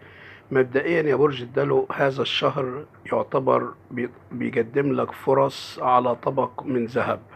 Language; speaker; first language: Arabic; native; Arabic